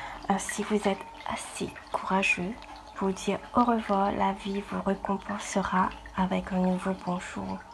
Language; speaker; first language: French; non-native, fluent; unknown